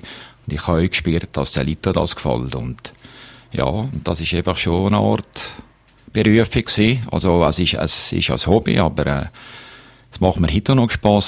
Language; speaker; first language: German; native; German